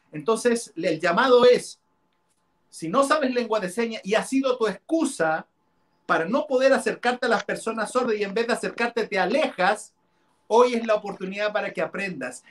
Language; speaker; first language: Spanish; non-native, local second language; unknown